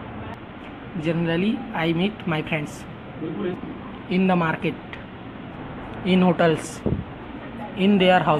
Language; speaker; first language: English; non-native, learner; Hindi